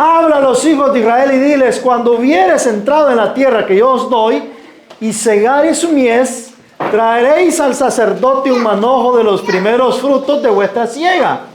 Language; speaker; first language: Spanish; native; Spanish